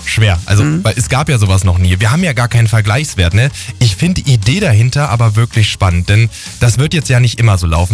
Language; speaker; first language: German; native; German